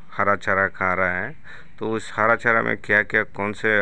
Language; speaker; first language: Hindi; non-native, local second language; Bangla